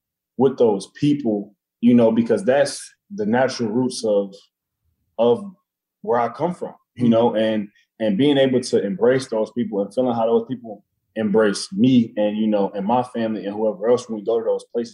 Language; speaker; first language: English; native; English